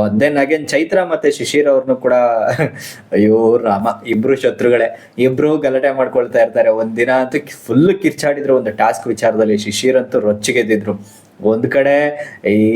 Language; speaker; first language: Kannada; native; Kannada